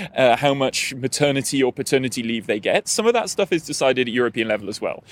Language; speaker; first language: English; native; English